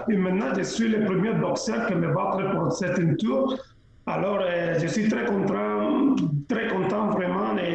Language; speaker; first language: French; non-native, fluent; Spanish